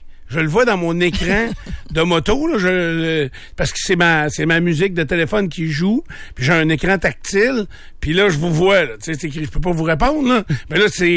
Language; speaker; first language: French; native; French